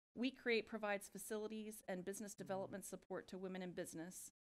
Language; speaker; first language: English; native; English